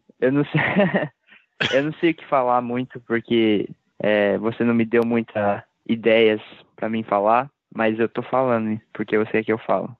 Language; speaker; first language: Portuguese; early bilingual, heritage; Portuguese